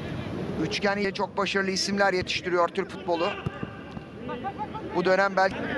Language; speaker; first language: Turkish; native; Turkish